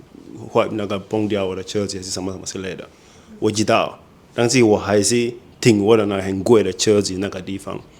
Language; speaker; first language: Chinese; non-native, fluent; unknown